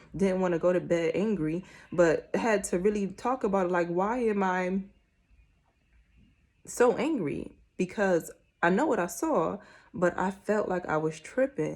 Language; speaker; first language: English; native; English